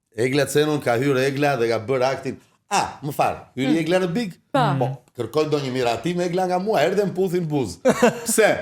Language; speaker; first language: Albanian; native; Albanian